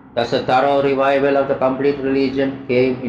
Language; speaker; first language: English; non-native, local second language; Malayalam